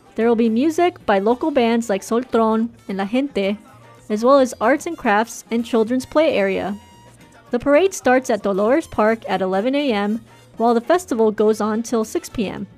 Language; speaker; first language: English; native; English